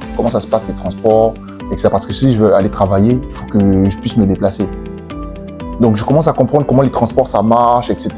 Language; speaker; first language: French; native; French